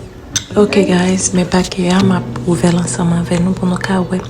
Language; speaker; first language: French; non-native, learner; Haitian Creole